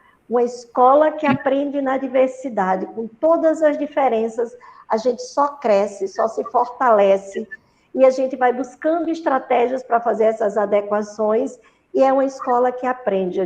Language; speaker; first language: Portuguese; native; Portuguese